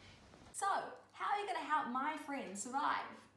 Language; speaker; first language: English; native; English